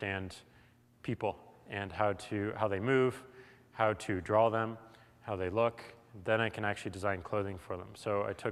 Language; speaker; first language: English; native; English